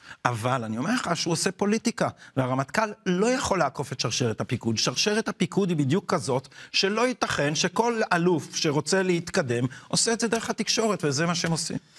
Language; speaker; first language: Hebrew; native; Hebrew